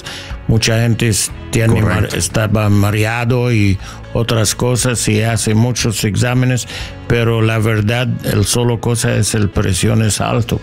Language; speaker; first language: Spanish; non-native, learner; English